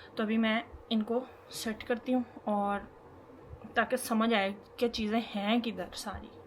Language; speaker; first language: Urdu; native; Urdu